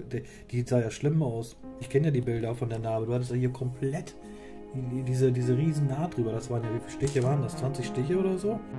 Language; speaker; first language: German; native; German